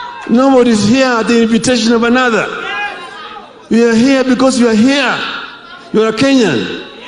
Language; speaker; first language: English; non-native, local second language; Luo (Kenya and Tanzania)